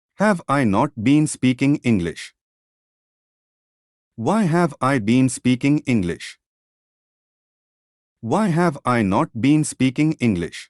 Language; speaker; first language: English; non-native, fluent; Hindi